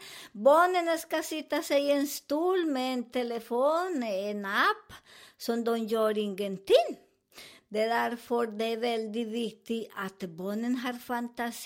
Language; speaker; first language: Swedish; non-native, learner; Spanish